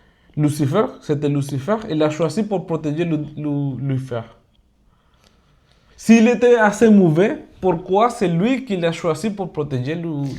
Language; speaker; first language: French; non-native, fluent; Spanish